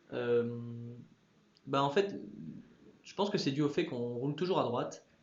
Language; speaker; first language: French; early bilingual, other home language; English